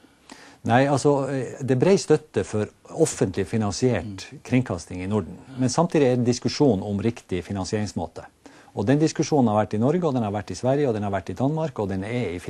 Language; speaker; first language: Norwegian; native; Norwegian